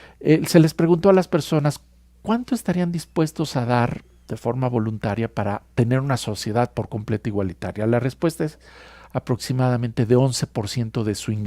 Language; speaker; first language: Spanish; native; Spanish